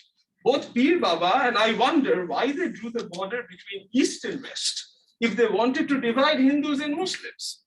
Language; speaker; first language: English; non-native, local second language; Bangla